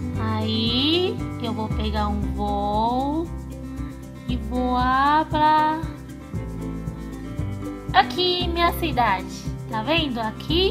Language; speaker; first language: Portuguese; non-native, fluent; Chinese